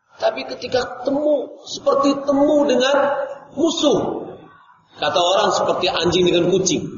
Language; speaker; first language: Indonesian; non-native, local second language; Minangkabau